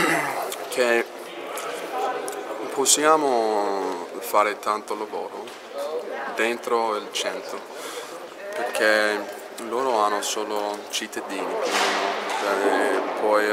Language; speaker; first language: Italian; non-native, learner; English